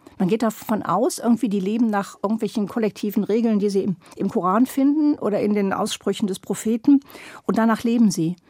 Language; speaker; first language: German; native; German